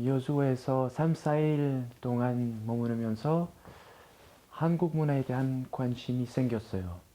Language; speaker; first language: Korean; non-native, fluent; French